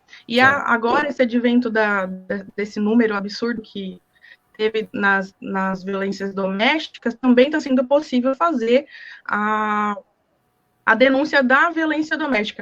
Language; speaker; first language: Portuguese; native; Portuguese